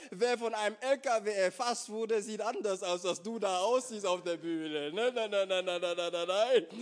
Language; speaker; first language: German; non-native, fluent; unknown